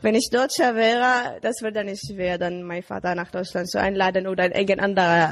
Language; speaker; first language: German; non-native, learner; Arabic